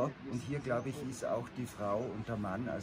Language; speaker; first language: German; native; German